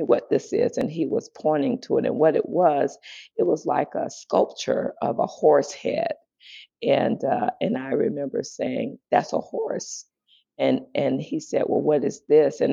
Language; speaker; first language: English; native; English